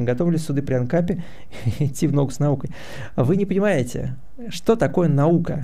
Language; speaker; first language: Russian; native; Russian